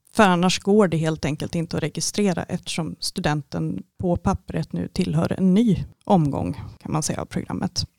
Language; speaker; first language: Swedish; native; Swedish